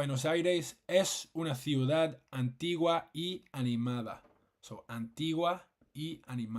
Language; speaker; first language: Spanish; non-native, fluent; English